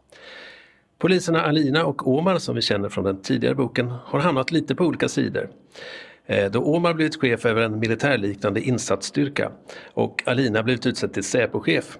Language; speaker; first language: Swedish; native; Swedish